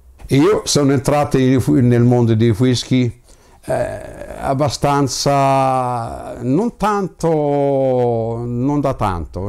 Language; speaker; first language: Italian; non-native, fluent; English